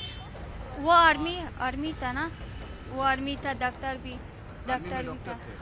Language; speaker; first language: Hindi; non-native, learner; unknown